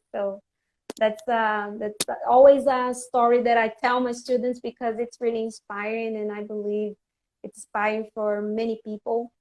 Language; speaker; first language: English; non-native, fluent; Portuguese